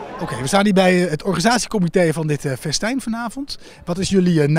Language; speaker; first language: Dutch; native; Dutch